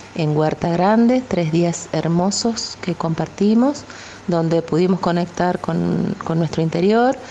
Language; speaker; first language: Spanish; native; Spanish